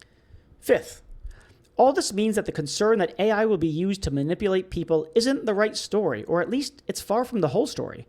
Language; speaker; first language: English; native; English